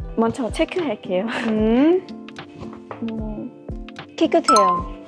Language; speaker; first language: Korean; non-native, learner; Vietnamese